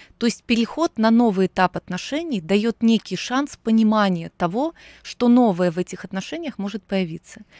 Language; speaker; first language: Russian; native; Russian